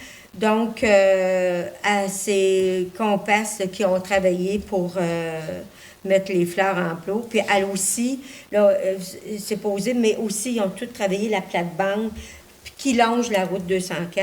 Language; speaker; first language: French; native; French